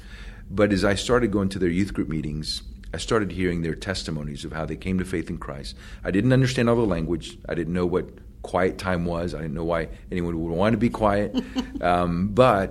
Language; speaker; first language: English; early bilingual, other home language; Spanish